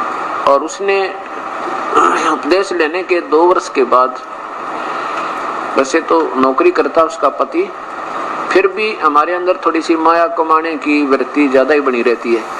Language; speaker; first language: Hindi; non-native, local second language; Haryanvi